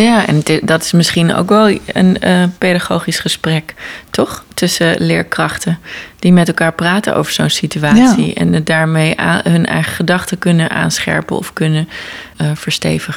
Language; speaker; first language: Dutch; native; Dutch